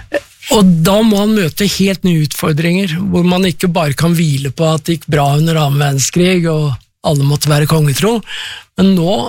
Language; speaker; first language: Norwegian; native; Norwegian